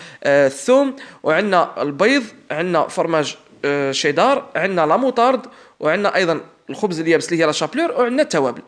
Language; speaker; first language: Arabic; native; Arabic